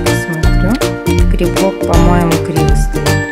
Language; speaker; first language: Russian; native; Russian